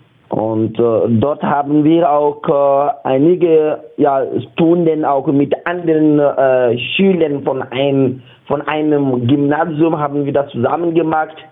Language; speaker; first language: German; non-native, learner; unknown